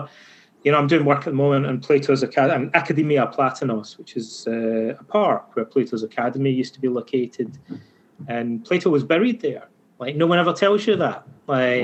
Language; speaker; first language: English; native; English